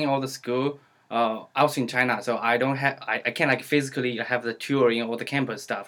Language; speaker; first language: English; non-native, learner; Chinese